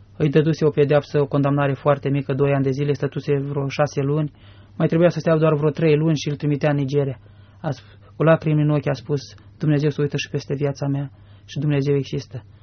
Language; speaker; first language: Romanian; native; Romanian